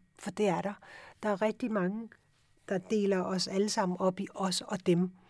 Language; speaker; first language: Danish; early bilingual, other home language; Urdu